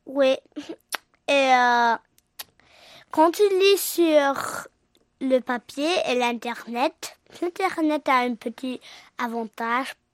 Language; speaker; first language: French; early bilingual, heritage; English